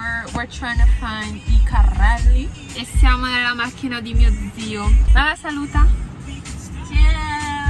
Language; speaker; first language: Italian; early bilingual, other home language; Filipino